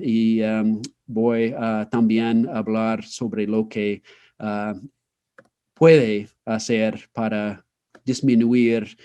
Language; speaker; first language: Spanish; non-native, fluent; English